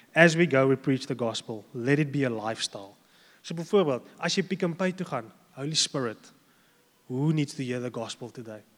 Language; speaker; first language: English; non-native, local second language; Afrikaans